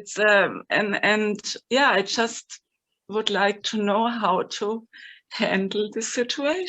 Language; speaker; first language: English; non-native, fluent; German